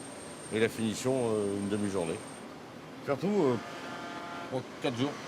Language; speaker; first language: French; native; French